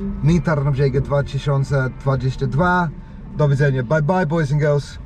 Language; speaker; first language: Polish; non-native, learner; English